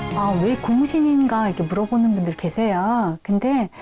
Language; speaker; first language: Korean; native; Korean